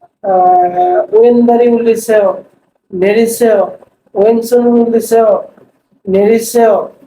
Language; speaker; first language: Korean; non-native, fluent; Bangla